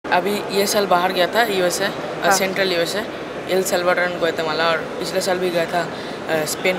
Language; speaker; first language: Hindi; non-native, local second language; Bangla